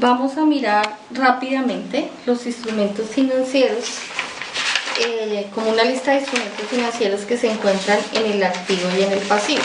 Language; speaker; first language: Spanish; native; Spanish